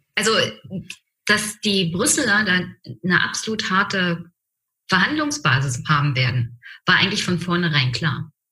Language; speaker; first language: German; native; German